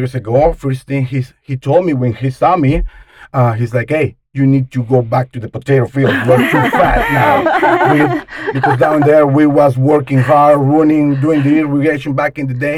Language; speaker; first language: English; non-native, learner; Spanish